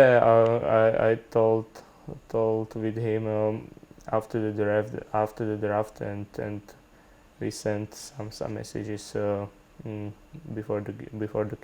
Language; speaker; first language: English; non-native, learner; Slovak